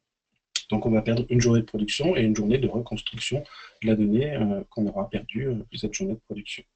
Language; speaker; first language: French; native; French